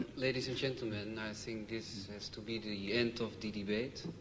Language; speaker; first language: English; non-native, fluent; Dutch